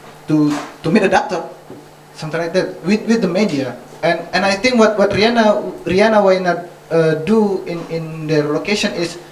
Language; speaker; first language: English; non-native, fluent; Indonesian